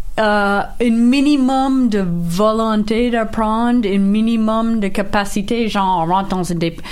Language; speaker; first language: French; non-native, local second language; English